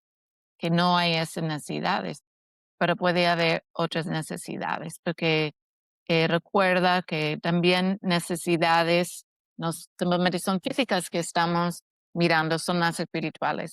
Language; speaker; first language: Spanish; non-native, fluent; English